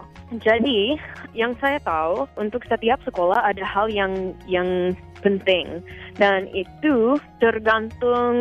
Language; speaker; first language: Indonesian; non-native, fluent; English